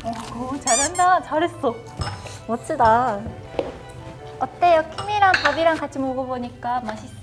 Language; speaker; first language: Korean; non-native, fluent; Japanese